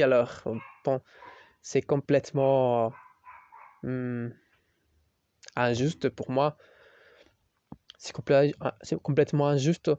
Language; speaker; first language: French; non-native, learner; Spanish